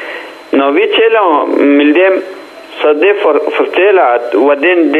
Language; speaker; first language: Danish; non-native, fluent; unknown